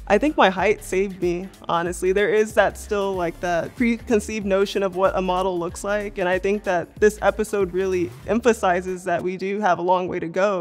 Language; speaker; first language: English; native; English